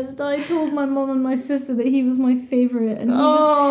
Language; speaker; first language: English; native; English